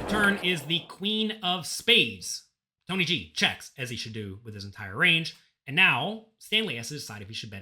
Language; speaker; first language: English; native; English